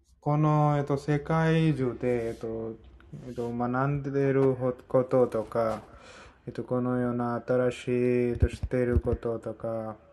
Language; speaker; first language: Japanese; non-native, fluent; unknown